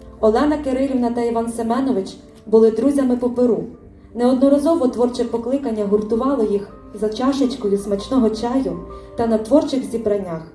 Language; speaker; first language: Ukrainian; native; Ukrainian